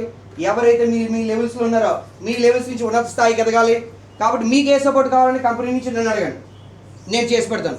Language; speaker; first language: Telugu; native; Telugu